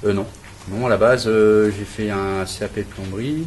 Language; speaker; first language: French; native; French